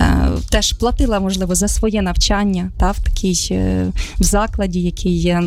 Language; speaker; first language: Ukrainian; native; Ukrainian